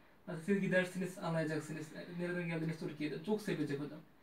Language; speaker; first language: Turkish; non-native, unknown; Bangla